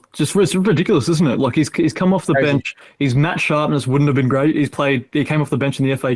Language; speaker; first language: English; native; English